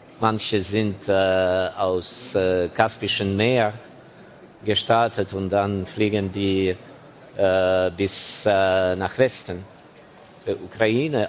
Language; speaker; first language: German; non-native, fluent; Ukrainian